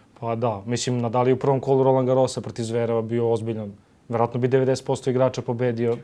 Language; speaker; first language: Serbian; native; Serbian